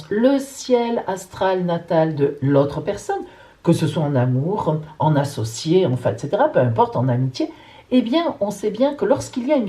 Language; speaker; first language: French; native; French